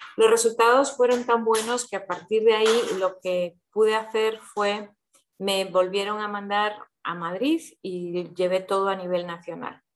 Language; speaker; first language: Spanish; early bilingual, heritage; Spanish